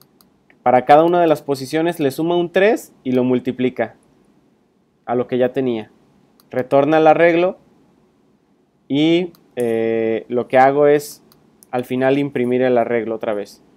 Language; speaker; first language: Spanish; native; Spanish